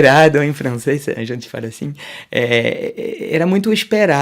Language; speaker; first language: Portuguese; non-native, fluent; French